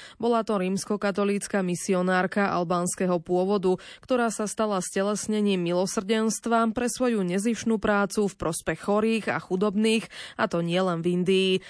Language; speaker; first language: Slovak; native; Slovak